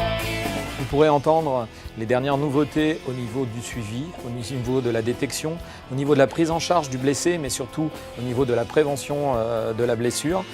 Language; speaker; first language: French; native; French